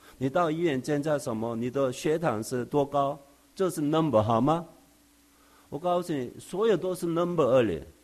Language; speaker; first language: Chinese; non-native, fluent; Korean